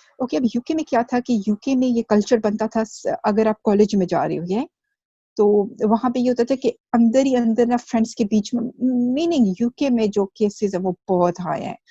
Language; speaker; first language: Urdu; early bilingual, heritage; Urdu